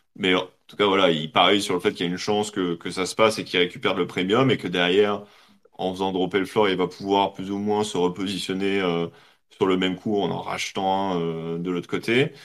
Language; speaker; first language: French; native; French